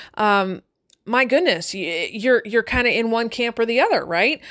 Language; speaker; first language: English; native; English